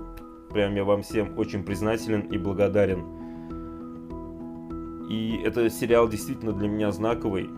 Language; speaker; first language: Russian; native; Russian